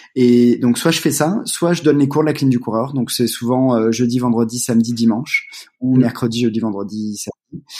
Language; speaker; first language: French; native; French